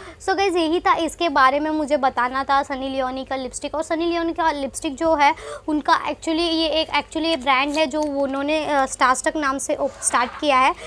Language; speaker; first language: Hindi; non-native, local second language; Tamil